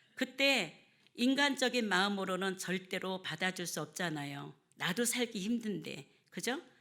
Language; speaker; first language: Korean; native; Korean